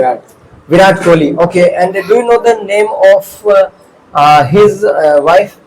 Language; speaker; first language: English; non-native, fluent; Hindi